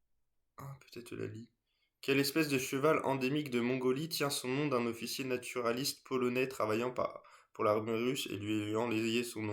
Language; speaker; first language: French; native; French